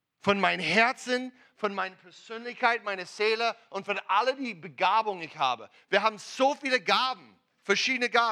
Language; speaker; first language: German; non-native, learner; English